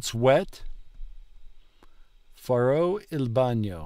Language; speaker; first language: Italian; non-native, learner; English